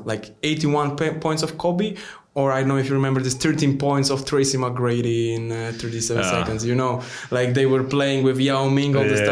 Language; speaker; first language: English; non-native, learner; Polish